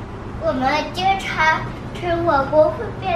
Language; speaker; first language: Chinese; early bilingual, heritage; Chinese